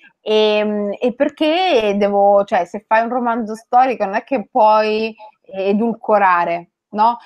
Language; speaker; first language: Italian; early bilingual, other home language; Somali